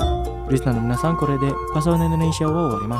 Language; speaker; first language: Japanese; non-native, fluent; Indonesian